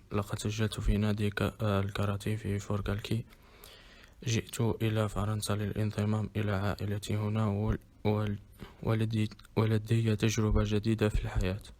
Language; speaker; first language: Arabic; native; Arabic